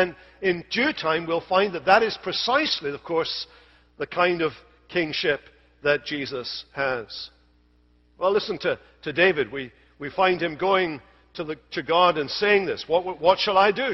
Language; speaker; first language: English; native; English